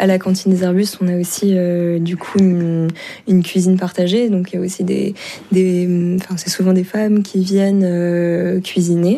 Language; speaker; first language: French; early bilingual, other home language; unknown